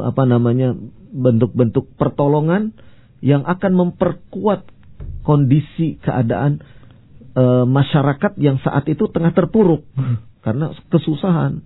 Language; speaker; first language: Indonesian; native; Indonesian